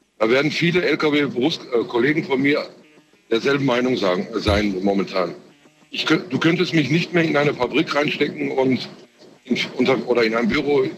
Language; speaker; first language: German; early bilingual, other home language; Turkish